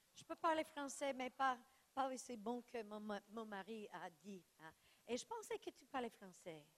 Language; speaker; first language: French; non-native, learner; English